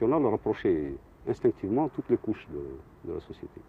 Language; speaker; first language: French; non-native, local second language; Arabic